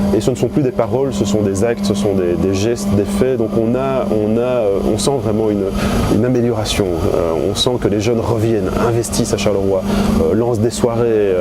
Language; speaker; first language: French; native; French